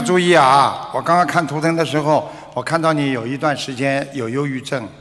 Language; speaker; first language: Chinese; non-native, local second language; Wu Chinese